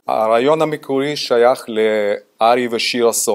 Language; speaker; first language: Hebrew; non-native, fluent; Russian